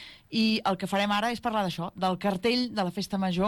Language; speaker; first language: Catalan; native; Catalan